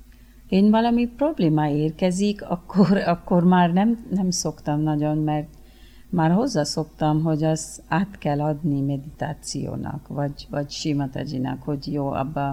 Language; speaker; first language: Hungarian; early bilingual, other home language; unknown